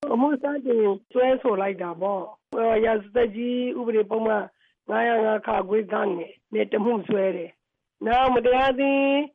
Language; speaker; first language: Burmese; native; Burmese